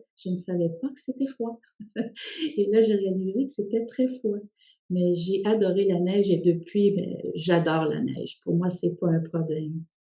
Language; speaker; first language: French; early bilingual, other home language; Spanish